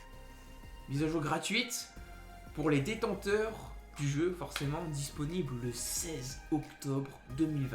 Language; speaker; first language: French; native; French